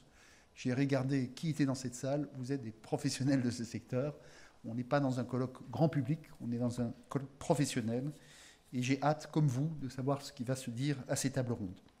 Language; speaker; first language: French; native; French